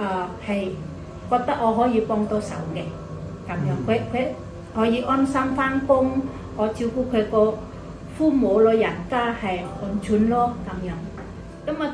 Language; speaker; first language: Cantonese; non-native, fluent; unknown